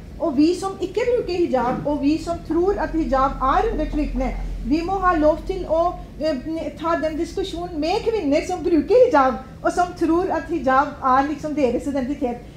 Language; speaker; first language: Norwegian; non-native, fluent; Urdu